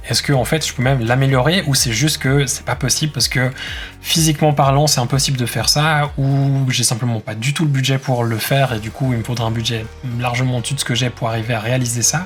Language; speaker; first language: French; native; French